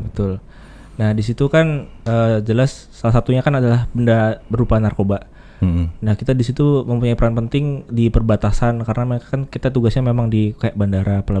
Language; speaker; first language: Indonesian; native; Indonesian